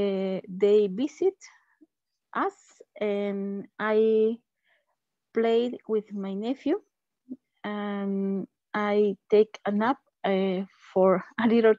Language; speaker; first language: English; non-native, learner; Spanish